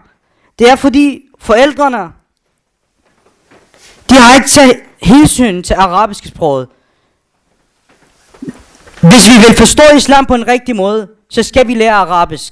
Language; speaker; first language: Danish; non-native, fluent; Arabic